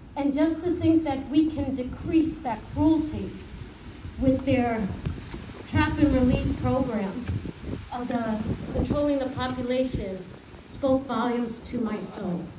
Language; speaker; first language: English; native; English